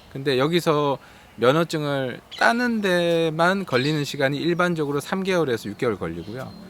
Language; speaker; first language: Korean; native; Korean